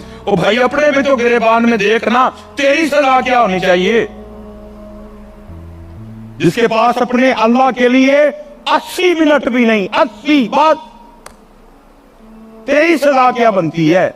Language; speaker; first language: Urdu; non-native, local second language; Punjabi